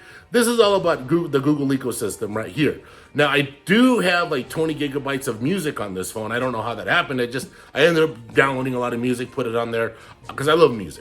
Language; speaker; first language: English; native; English